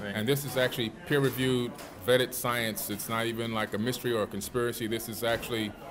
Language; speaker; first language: English; native; English